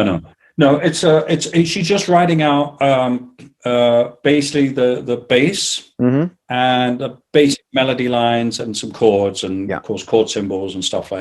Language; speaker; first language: English; native; English